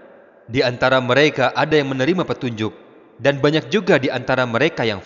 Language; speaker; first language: Indonesian; native; Indonesian